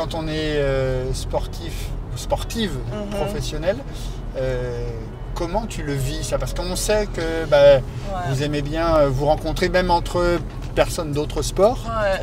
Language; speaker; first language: French; native; French